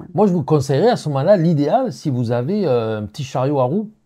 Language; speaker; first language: French; native; French